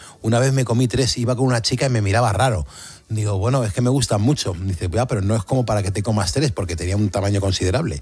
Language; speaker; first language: Spanish; native; Spanish